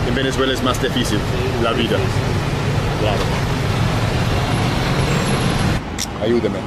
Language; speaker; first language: Spanish; non-native, learner; English